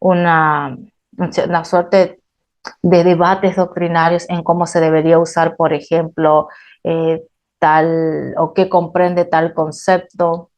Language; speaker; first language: Spanish; native; Spanish